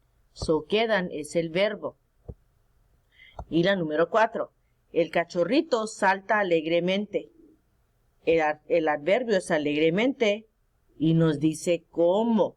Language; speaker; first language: Spanish; early bilingual, heritage; Spanish